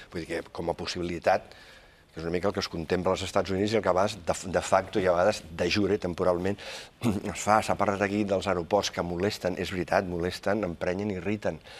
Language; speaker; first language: Catalan; native; Catalan